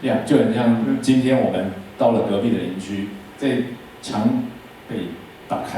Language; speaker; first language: Chinese; native; Chinese